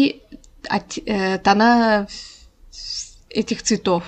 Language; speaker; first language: Russian; non-native, local second language; Kazakh